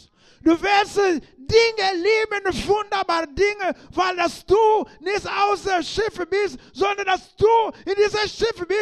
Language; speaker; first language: German; non-native, learner; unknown